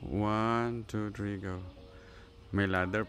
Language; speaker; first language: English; non-native, local second language; Cebuano